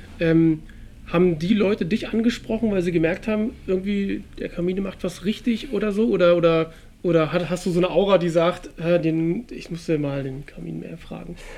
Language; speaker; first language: German; native; German